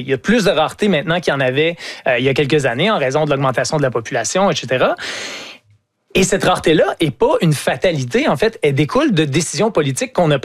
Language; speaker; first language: French; native; French